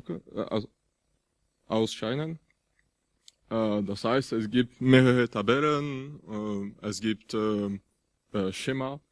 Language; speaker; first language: German; non-native, fluent; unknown